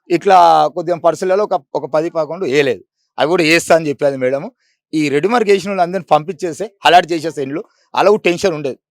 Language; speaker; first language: Telugu; native; Telugu